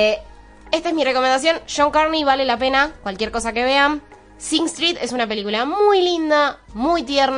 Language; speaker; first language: Spanish; native; Spanish